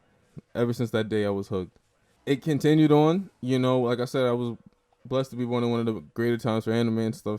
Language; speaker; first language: English; native; English